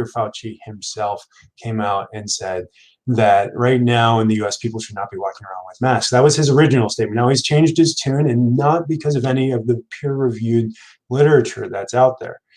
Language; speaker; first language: English; native; English